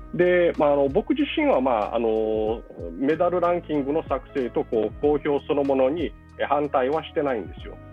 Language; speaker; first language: Japanese; non-native, fluent; Portuguese